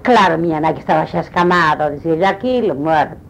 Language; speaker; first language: Spanish; non-native, local second language; Galician